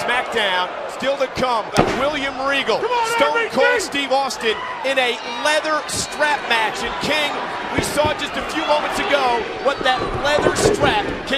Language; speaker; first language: English; native; English